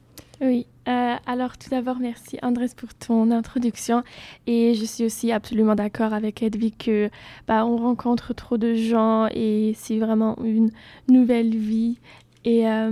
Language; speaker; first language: French; non-native, fluent; German